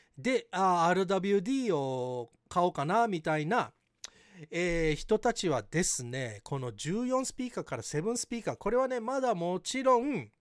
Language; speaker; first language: Japanese; early bilingual, heritage; Japanese